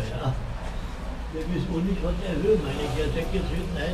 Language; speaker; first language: German; native; German